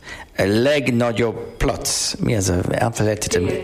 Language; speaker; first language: Hungarian; non-native, learner; English